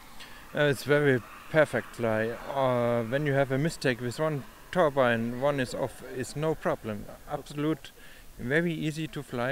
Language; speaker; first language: English; non-native, learner; German